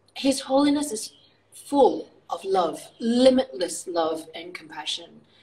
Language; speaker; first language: English; early bilingual, other home language; Indonesian